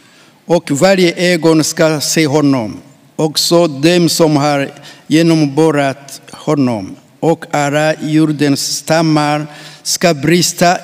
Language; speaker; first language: Swedish; non-native, fluent; Rundi